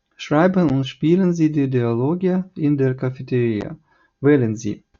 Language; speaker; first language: German; non-native, fluent; Ukrainian